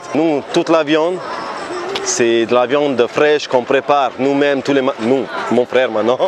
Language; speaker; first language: French; non-native, fluent; Italian